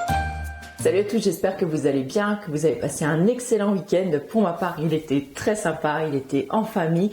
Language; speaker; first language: French; native; French